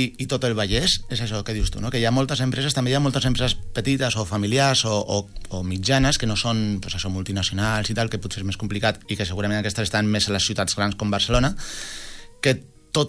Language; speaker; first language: Catalan; non-native, local second language; Spanish